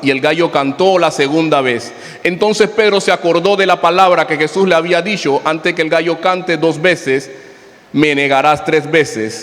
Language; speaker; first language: Spanish; native; Spanish